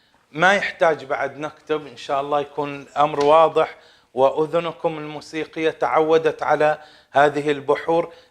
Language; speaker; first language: Arabic; native; Arabic